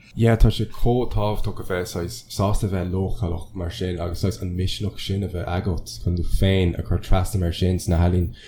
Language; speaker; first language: Irish; non-native, local second language; English